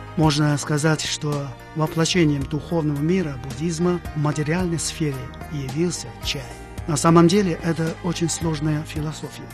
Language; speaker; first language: Russian; non-native, fluent; Chinese